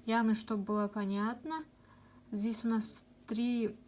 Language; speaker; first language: Russian; non-native, local second language; Kazakh